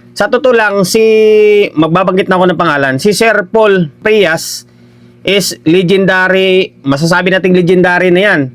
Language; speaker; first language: Filipino; non-native, local second language; Hiligaynon